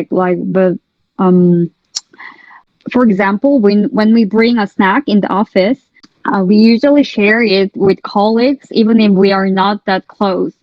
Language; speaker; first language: English; non-native, fluent; Korean